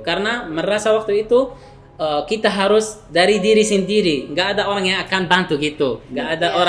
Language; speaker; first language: Indonesian; non-native, fluent; Arabic